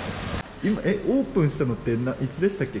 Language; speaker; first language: Japanese; native; Japanese